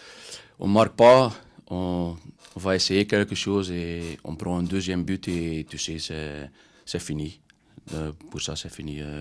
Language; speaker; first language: French; non-native, learner; Dutch